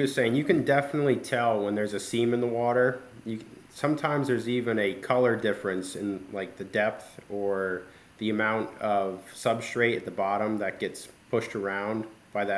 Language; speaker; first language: English; native; English